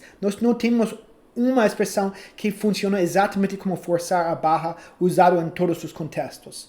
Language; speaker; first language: Portuguese; non-native, fluent; English